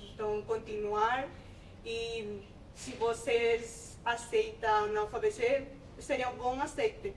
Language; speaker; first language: Portuguese; non-native, fluent; Spanish